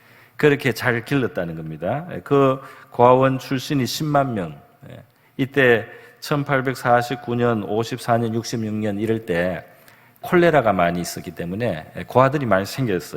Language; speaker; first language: Korean; native; Korean